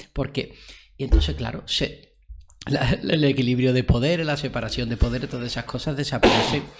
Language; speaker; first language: Spanish; native; Spanish